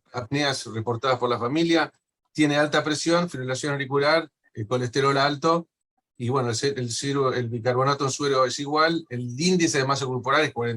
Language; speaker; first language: Spanish; native; Spanish